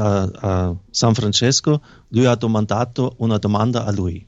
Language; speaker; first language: Italian; non-native, fluent; German